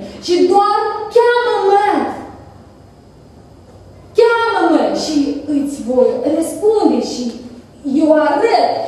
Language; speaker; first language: Romanian; non-native, learner; Russian